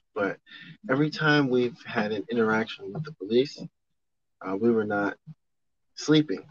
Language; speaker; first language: English; native; English